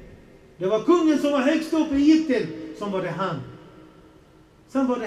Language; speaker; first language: Swedish; non-native, fluent; Arabic